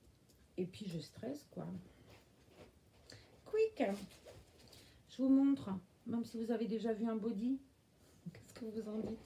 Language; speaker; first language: French; native; French